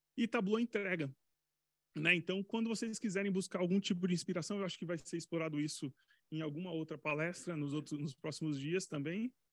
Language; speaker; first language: Portuguese; native; Portuguese